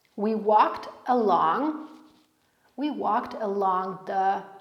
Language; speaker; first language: English; non-native, fluent; Polish